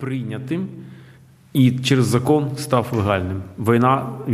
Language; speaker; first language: Polish; non-native, learner; Ukrainian